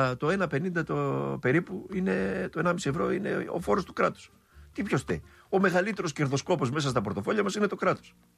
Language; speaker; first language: Greek; native; Greek